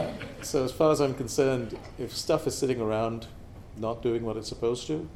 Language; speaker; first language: English; non-native, local second language; Tamil